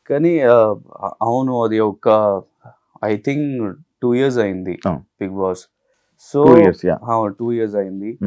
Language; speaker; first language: Telugu; non-native, learner; Hindi